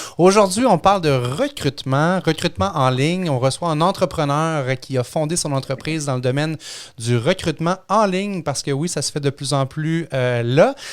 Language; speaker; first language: French; native; French